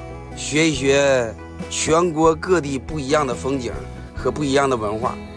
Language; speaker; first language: Chinese; native; Chinese